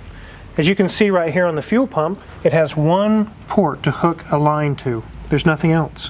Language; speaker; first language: English; native; English